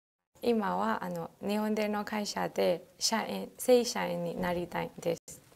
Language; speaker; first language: Japanese; non-native, learner; Burmese